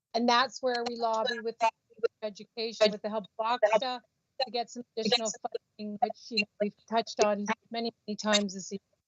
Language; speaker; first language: English; non-native, fluent; Vietnamese